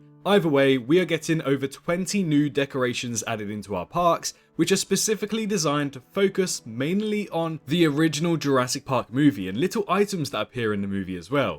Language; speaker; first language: English; native; English